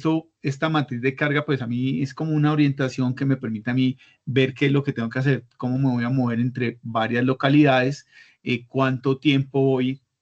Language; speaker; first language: Spanish; native; Spanish